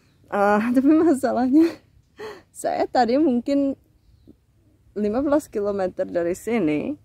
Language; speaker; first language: Indonesian; non-native, fluent; Czech